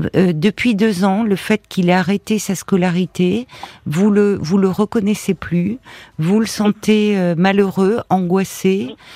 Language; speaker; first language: French; native; French